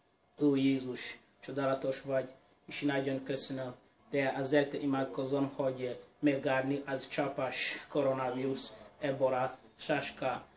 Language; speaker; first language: Hungarian; non-native, learner; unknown